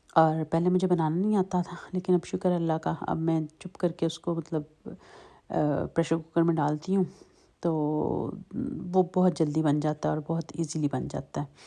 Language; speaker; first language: Urdu; native; Urdu